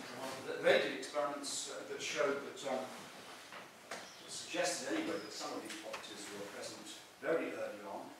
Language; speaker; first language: English; native; English